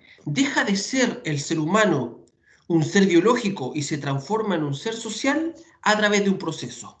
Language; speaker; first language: Spanish; native; Spanish